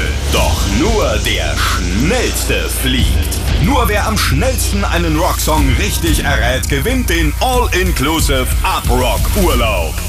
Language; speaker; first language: German; native; German